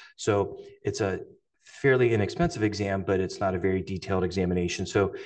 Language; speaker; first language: English; native; English